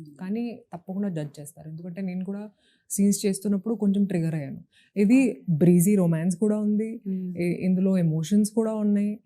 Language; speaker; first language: Telugu; non-native, local second language; Hindi